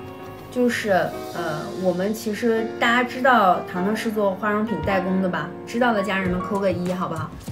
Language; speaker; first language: Chinese; native; Chinese